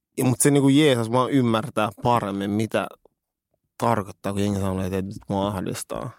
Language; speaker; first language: Finnish; early bilingual, other home language; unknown